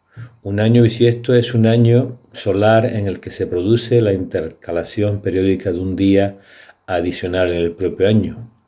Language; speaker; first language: Spanish; native; Spanish